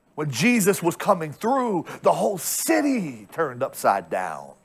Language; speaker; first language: English; native; English